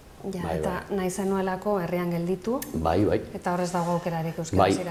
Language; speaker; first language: Basque; non-native, local second language; Spanish